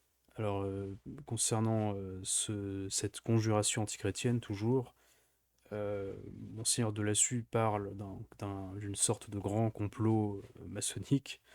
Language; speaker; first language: French; native; French